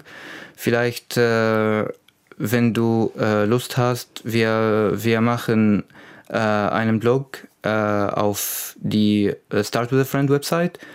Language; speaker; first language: German; non-native, learner; Arabic